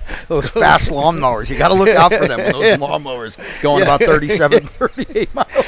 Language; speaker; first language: English; native; English